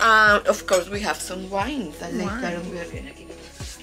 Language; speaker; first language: English; non-native, learner; Spanish